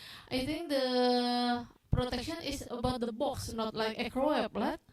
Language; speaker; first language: English; non-native, learner; Indonesian